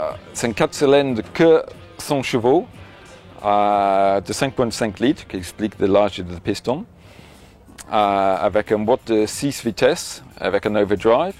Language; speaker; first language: French; non-native, fluent; English